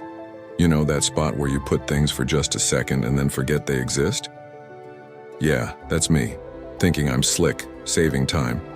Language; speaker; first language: English; native; English